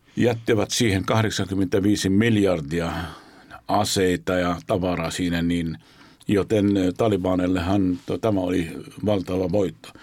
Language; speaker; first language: Finnish; non-native, fluent; Arabic